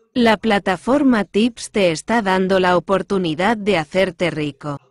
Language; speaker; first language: Spanish; non-native, fluent; Korean